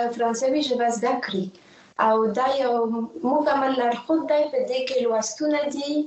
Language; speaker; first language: Pashto; non-native, fluent; French